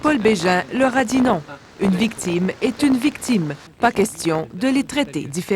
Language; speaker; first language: French; native; French